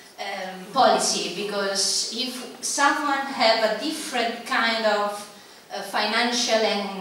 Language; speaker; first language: English; non-native, fluent; Italian